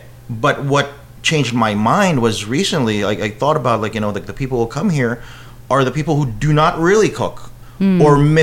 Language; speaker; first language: English; non-native, local second language; Filipino